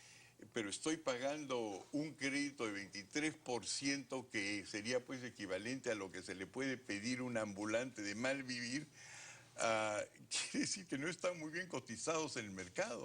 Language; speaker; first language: Spanish; native; Spanish